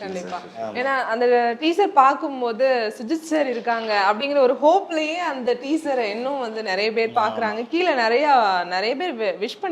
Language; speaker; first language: Tamil; native; Tamil